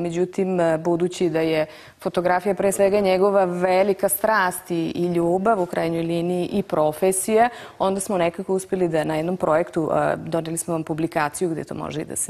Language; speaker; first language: Croatian; native; Croatian